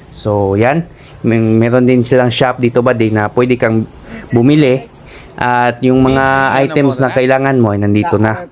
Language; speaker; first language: Filipino; non-native, local second language; Cebuano